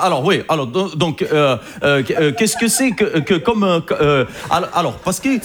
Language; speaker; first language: French; native; French